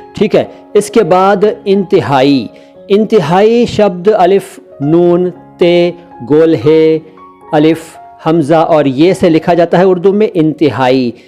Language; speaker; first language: Hindi; native; Hindi